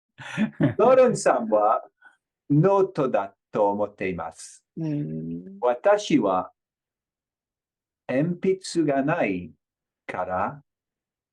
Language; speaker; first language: Japanese; non-native, learner; English